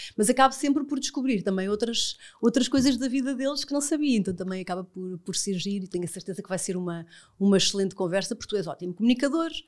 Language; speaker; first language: Portuguese; native; Portuguese